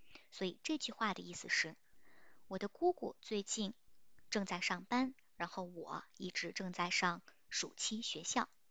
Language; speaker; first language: Chinese; native; Chinese